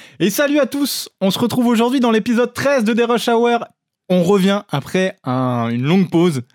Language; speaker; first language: French; native; French